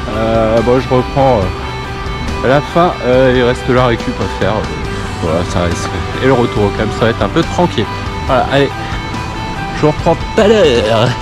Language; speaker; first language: French; native; French